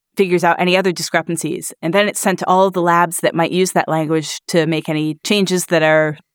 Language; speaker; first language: English; native; English